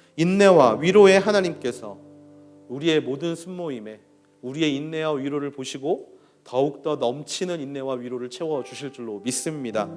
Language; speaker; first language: Korean; native; Korean